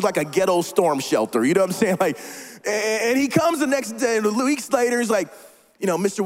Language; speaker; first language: English; native; English